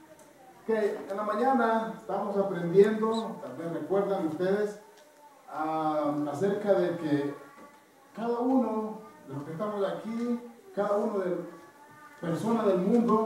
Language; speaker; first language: Spanish; non-native, fluent; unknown